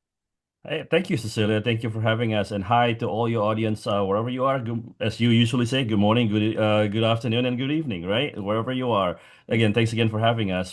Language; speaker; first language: English; non-native, fluent; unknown